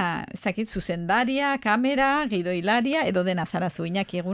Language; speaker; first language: Basque; native; Basque